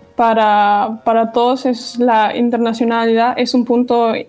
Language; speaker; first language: Spanish; non-native, fluent; German